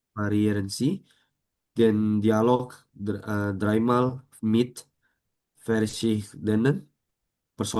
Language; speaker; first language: German; non-native, learner; Indonesian